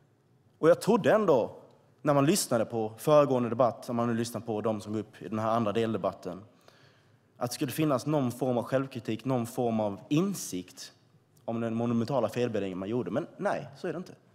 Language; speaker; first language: Swedish; native; Swedish